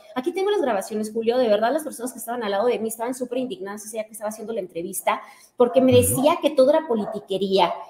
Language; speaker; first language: Spanish; native; Spanish